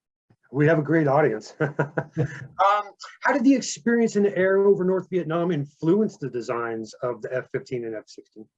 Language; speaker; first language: English; native; English